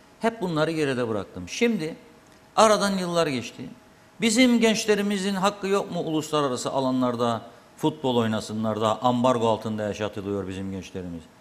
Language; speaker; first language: Turkish; native; Turkish